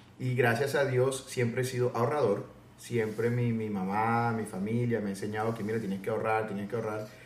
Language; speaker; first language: Spanish; native; Spanish